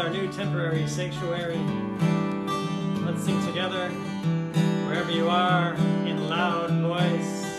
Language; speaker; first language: English; native; English